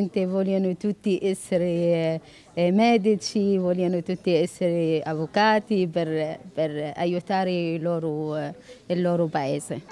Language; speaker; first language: Italian; non-native, fluent; Arabic